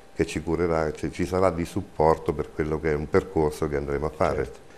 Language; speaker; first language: Italian; native; Italian